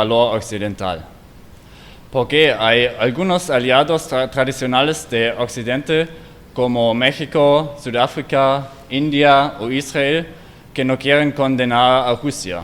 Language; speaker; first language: Spanish; non-native, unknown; German